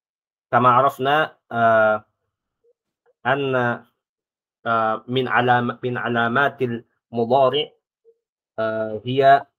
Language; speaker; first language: Arabic; non-native, learner; Indonesian